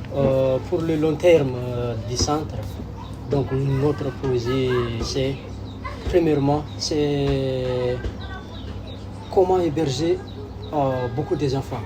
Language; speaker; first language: French; non-native, local second language; Malagasy